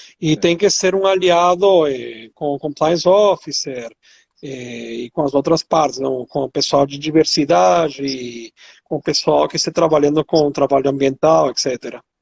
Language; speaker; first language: Portuguese; non-native, fluent; Spanish